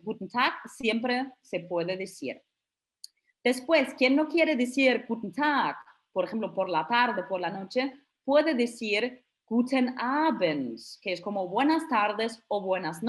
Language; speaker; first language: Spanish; non-native, fluent; German